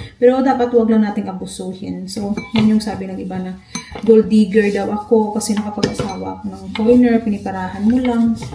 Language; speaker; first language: Filipino; non-native, local second language; Hiligaynon